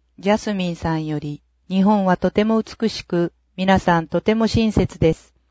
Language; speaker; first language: Japanese; native; Japanese